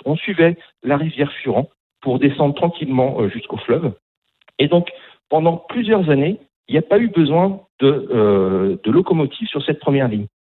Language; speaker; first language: French; native; French